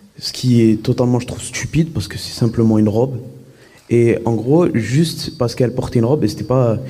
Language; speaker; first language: French; native; French